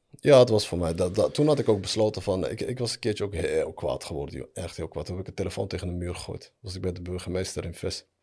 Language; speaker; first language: Dutch; early bilingual, other home language; Arabic